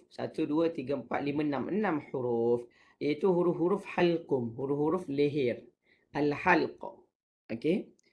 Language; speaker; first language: Malay; native; Malay